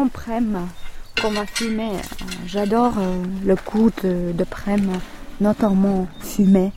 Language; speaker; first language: French; non-native, fluent; Finnish